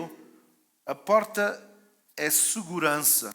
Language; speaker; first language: Portuguese; native; Portuguese